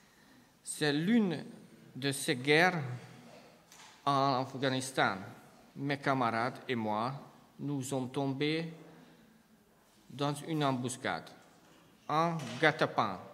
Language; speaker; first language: French; non-native, fluent; Hungarian